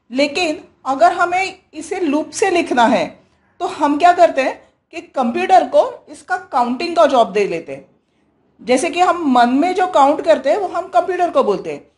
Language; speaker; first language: Hindi; native; Hindi